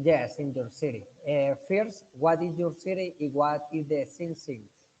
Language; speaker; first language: English; non-native, learner; Spanish